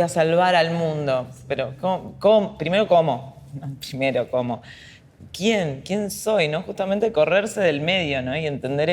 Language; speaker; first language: Spanish; native; Spanish